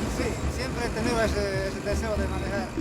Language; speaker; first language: Spanish; native; Spanish